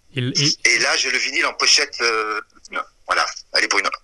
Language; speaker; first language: French; native; French